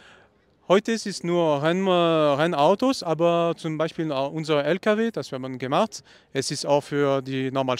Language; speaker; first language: German; non-native, learner; Italian